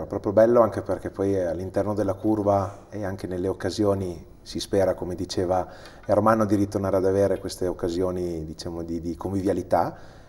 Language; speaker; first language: Italian; native; Italian